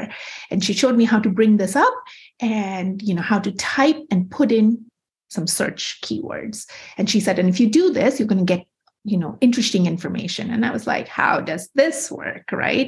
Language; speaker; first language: English; non-native, local second language; Bangla